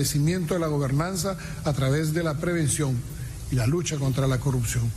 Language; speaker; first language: Spanish; native; Spanish